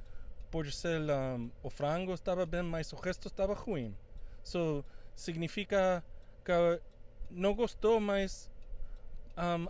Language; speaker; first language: Portuguese; non-native, fluent; Spanish